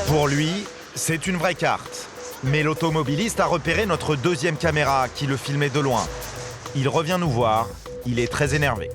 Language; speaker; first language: French; native; French